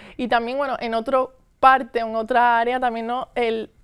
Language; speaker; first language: Spanish; native; Spanish